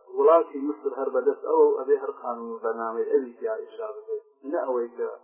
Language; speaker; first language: Central Kurdish; non-native, local second language; Gurani